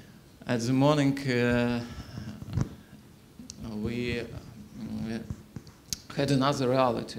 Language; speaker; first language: English; non-native, learner; Ukrainian